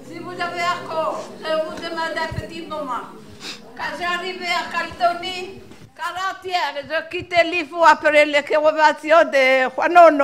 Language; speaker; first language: French; non-native, local second language; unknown